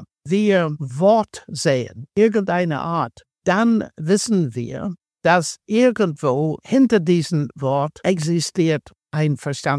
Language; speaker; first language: German; non-native, fluent; English